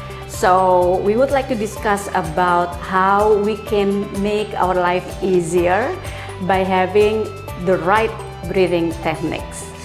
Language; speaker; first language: English; non-native, fluent; Indonesian